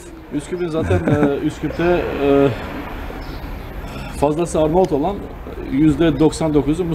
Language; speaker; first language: Turkish; non-native, local second language; Albanian